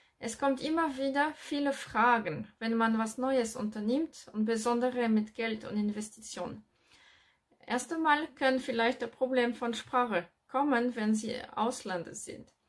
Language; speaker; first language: German; non-native, learner; French